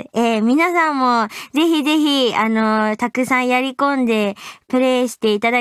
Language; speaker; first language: Japanese; native; Japanese